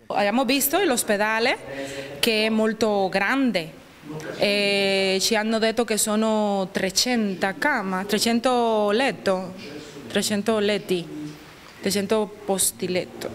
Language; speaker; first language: Italian; non-native, learner; Spanish